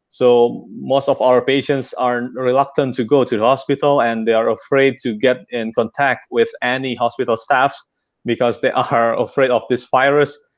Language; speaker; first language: English; non-native, fluent; Indonesian